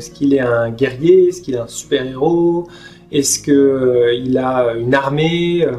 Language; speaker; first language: French; native; French